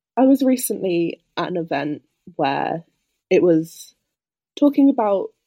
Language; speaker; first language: English; native; English